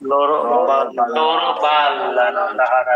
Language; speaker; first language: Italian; non-native, learner; Bangla